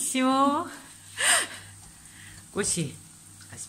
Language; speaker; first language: Italian; non-native, learner; Korean